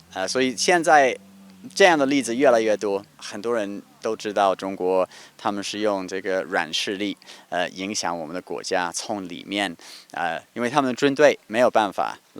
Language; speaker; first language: Chinese; non-native, fluent; English